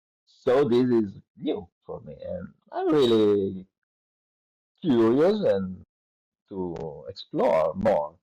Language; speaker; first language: English; non-native, learner; Italian